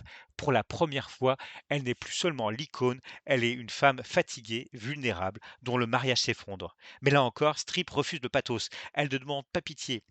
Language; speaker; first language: French; native; French